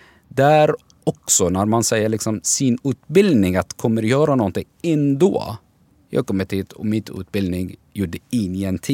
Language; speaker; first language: Swedish; non-native, learner; Arabic